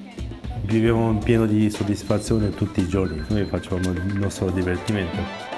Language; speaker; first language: Italian; non-native, learner; Japanese